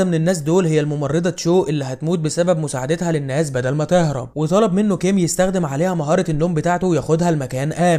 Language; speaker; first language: Arabic; native; Arabic